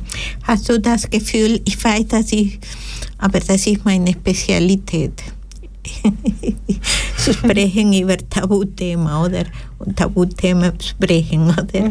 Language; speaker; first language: German; non-native, learner; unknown